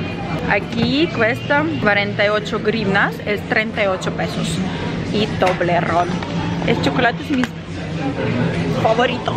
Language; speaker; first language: Spanish; non-native, fluent; Ukrainian